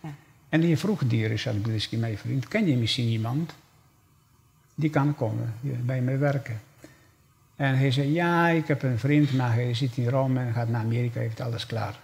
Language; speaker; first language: Dutch; non-native, fluent; Polish